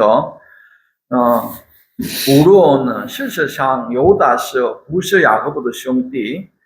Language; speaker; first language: Chinese; non-native, fluent; Korean